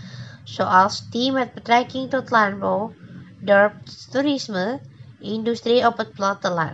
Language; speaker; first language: Dutch; non-native, learner; Indonesian